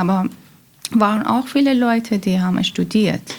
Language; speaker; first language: German; non-native, learner; Persian